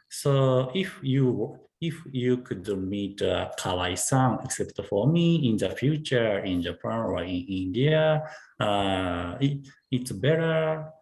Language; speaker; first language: English; non-native, learner; Japanese